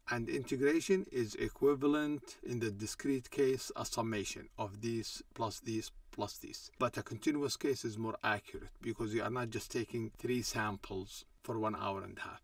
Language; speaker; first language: English; non-native, fluent; Arabic